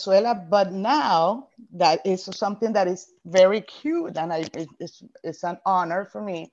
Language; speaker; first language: English; non-native, fluent; Spanish